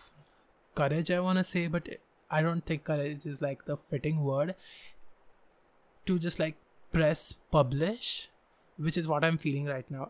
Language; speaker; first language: English; non-native, local second language; Marathi